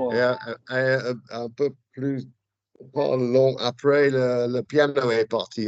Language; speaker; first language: French; non-native, fluent; English